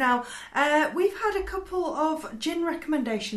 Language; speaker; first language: English; native; English